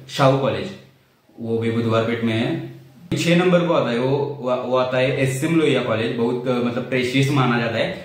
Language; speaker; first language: Hindi; non-native, local second language; Marathi